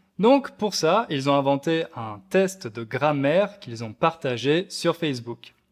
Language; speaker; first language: French; native; French